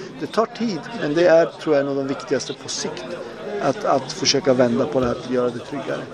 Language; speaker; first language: Swedish; early bilingual, other home language; Turoyo